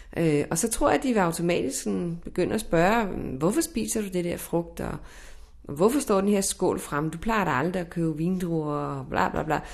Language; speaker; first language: Danish; native; Danish